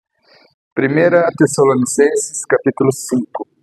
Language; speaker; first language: Portuguese; native; Portuguese